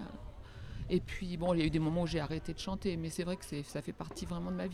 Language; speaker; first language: French; native; French